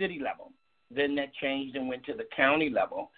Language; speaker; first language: English; native; English